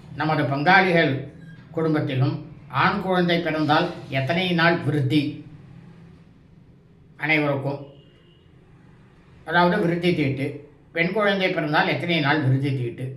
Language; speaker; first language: Tamil; native; Tamil